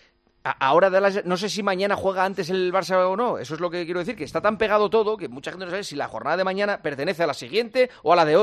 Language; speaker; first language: Spanish; native; Spanish